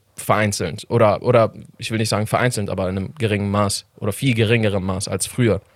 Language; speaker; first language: German; non-native, fluent; Persian